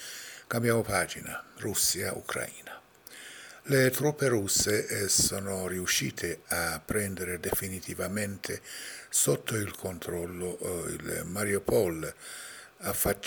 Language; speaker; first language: Italian; non-native, fluent; Persian